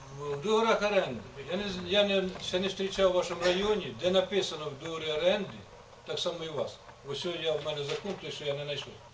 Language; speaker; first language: Ukrainian; native; Ukrainian